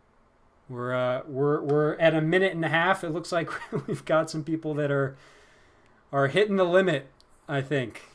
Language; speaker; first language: English; native; English